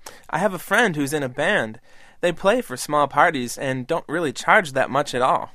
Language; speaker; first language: English; native; English